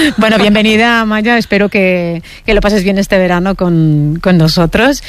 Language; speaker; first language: Spanish; native; Spanish